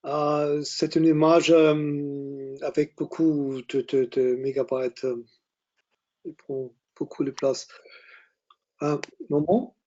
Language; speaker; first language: French; non-native, learner; German